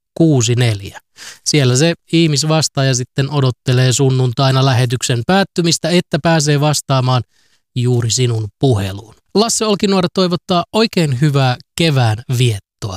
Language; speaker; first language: Finnish; native; Finnish